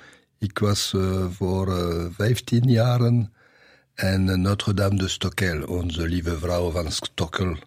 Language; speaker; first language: Dutch; non-native, learner; French